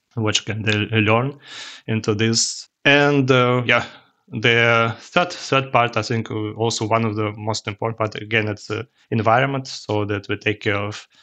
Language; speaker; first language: English; non-native, learner; Russian